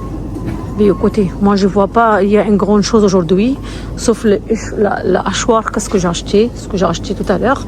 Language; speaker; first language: French; non-native, learner; Arabic